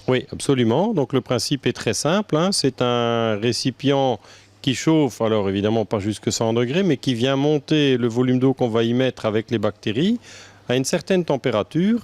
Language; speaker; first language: French; native; French